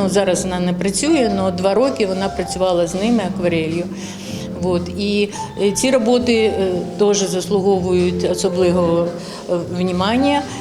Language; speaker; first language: Ukrainian; non-native, local second language; Russian